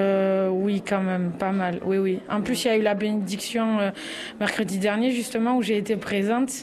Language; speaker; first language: French; native; French